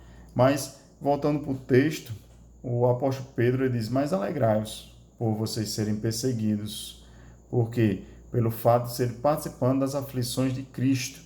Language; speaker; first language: Portuguese; native; Portuguese